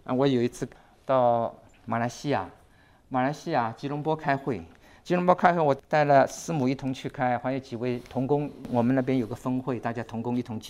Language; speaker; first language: Chinese; native; Chinese